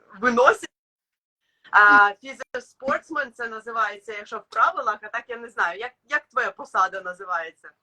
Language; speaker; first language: Ukrainian; native; Ukrainian